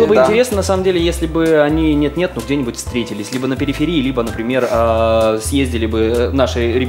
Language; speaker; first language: Russian; native; Russian